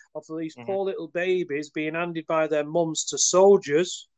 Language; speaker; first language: English; native; English